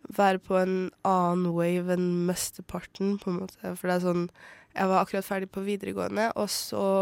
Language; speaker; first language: Norwegian; native; Norwegian